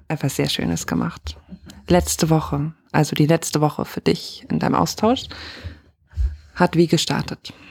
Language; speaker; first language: German; native; German